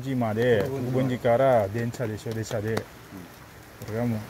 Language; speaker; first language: Japanese; non-native, learner; Indonesian